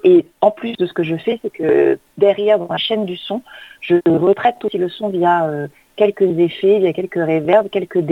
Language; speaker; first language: French; native; French